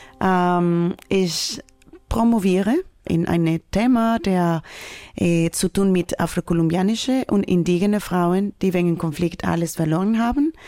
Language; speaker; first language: German; non-native, fluent; Spanish